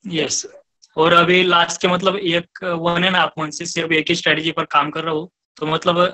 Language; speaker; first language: Hindi; non-native, local second language; Marathi